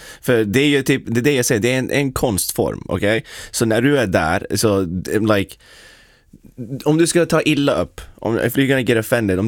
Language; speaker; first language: Swedish; non-native, local second language; English